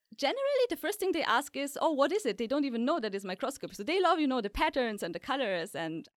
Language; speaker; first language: English; early bilingual, other home language; Polish